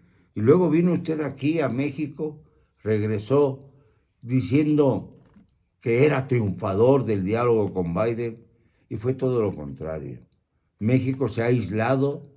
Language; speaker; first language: Spanish; native; Spanish